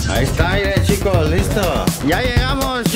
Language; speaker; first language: Spanish; native; Spanish